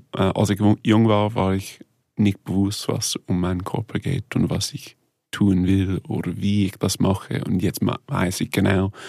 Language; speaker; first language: German; non-native, fluent; English